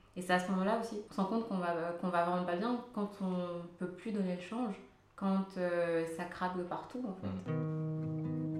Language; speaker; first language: French; early bilingual, other home language; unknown